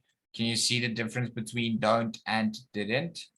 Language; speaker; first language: English; non-native, fluent; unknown